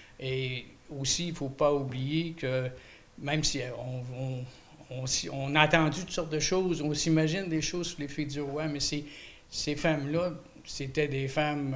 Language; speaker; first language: French; native; French